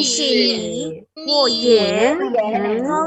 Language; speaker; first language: Chinese; non-native, learner; Indonesian